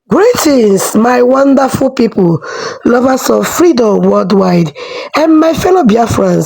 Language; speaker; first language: English; non-native, local second language; Igbo